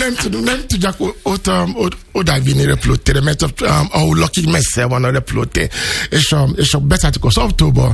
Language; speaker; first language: Hungarian; non-native, learner; Yoruba